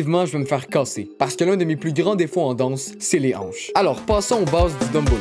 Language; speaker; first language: French; native; French